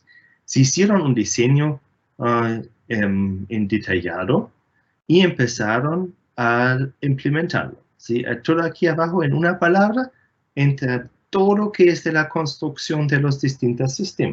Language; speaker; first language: Spanish; non-native, fluent; German